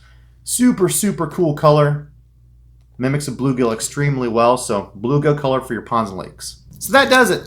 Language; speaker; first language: English; native; English